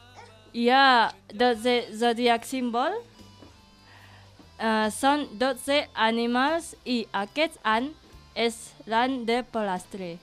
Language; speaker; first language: Catalan; non-native, learner; Indonesian